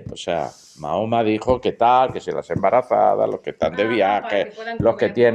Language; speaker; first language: Spanish; native; Spanish